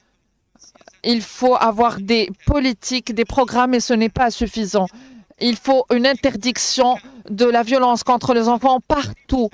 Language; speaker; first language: French; non-native, local second language; Arabic